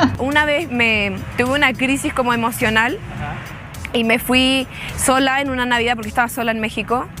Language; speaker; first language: Spanish; native; Spanish